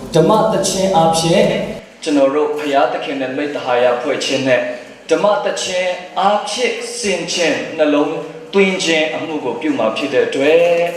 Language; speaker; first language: Burmese; non-native, local second language; Hakha Chin